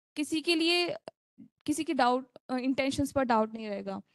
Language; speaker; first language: Hindi; native; Hindi